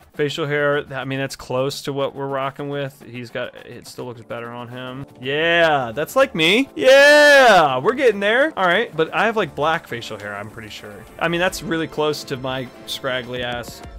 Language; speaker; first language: English; native; English